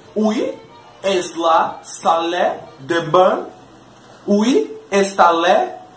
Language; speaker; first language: French; non-native, learner; Portuguese